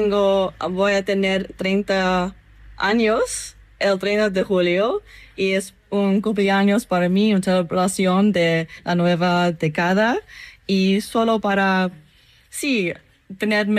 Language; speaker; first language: Spanish; non-native, fluent; English